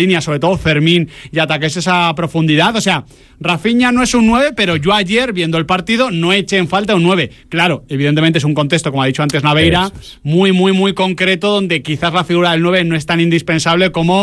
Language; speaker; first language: Spanish; native; Spanish